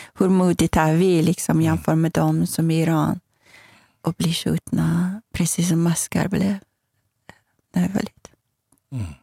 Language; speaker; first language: Swedish; non-native, fluent; Persian